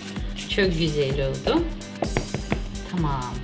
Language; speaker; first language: Turkish; non-native, learner; Russian